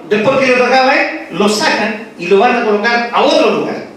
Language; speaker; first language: Spanish; native; Spanish